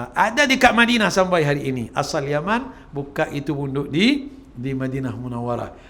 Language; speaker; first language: Malay; non-native, fluent; Arabic